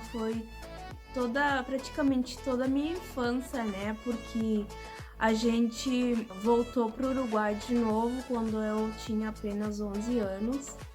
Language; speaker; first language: Portuguese; early bilingual, other home language; Spanish